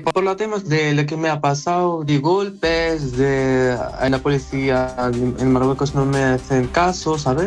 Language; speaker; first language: Spanish; non-native, learner; Arabic